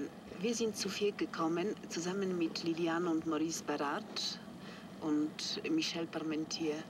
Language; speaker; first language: German; non-native, fluent; Polish